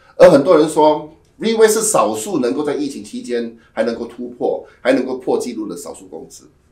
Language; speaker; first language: Chinese; native; Chinese